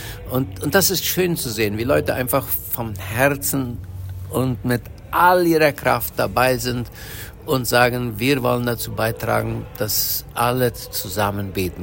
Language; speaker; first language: German; early bilingual, heritage; Low German